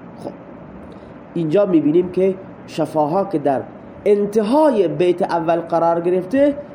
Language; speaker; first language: Persian; non-native, local second language; Baluchi